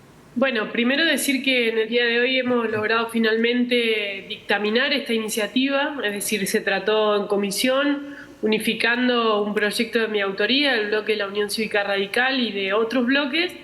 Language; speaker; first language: Spanish; native; Spanish